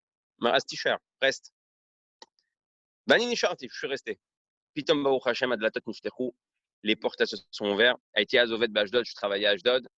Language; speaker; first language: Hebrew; non-native, fluent; French